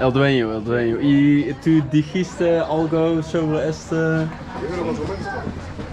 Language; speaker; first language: Spanish; non-native, learner; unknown